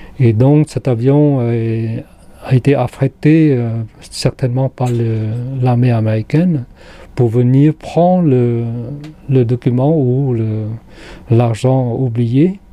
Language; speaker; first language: French; non-native, fluent; Khmer